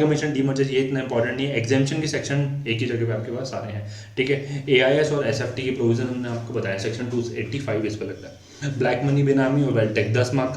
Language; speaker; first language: Hindi; native; Hindi